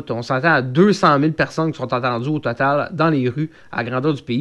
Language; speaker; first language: French; native; French